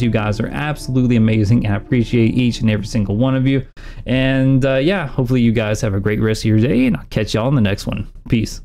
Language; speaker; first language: English; native; English